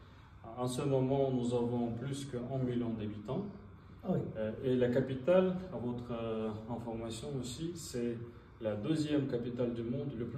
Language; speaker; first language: French; non-native, fluent; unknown